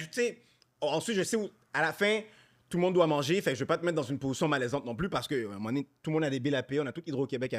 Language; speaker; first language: French; native; French